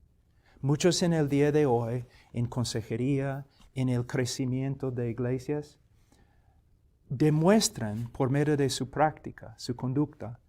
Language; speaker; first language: Spanish; non-native, fluent; English